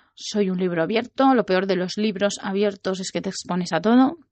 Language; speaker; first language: Spanish; non-native, local second language; Catalan